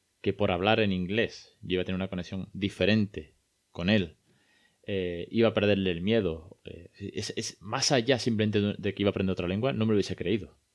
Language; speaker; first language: Spanish; native; Spanish